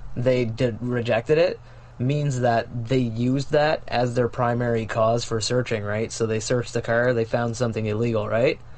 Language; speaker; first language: English; native; English